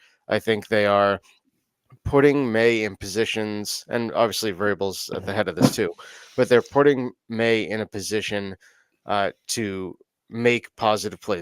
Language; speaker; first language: English; native; English